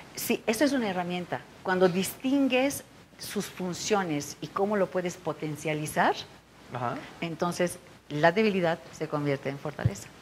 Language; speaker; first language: Spanish; non-native, fluent; Turkish